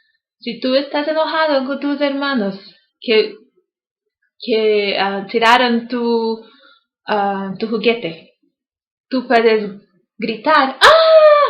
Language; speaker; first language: Spanish; non-native, learner; English